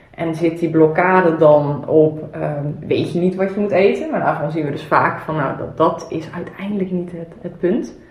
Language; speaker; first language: Dutch; early bilingual, other home language; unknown